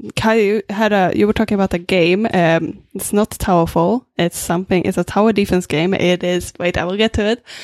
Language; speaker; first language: English; non-native, fluent; Swedish